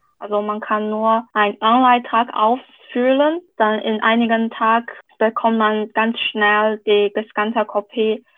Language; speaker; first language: German; non-native, fluent; Chinese